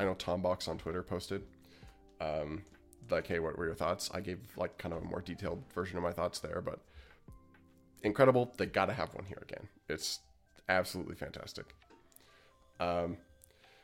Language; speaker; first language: English; native; English